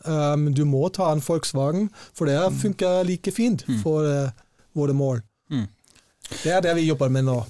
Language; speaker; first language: Norwegian; non-native, fluent; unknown